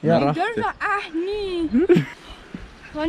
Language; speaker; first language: Dutch; native; Dutch